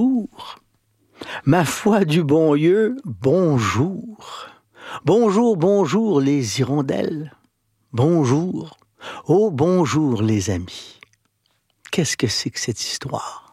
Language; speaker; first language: French; native; French